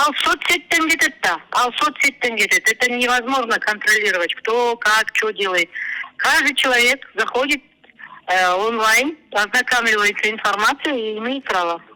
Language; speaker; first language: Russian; non-native, local second language; Kyrgyz